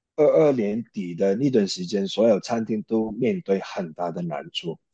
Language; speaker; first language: Chinese; non-native, local second language; Cantonese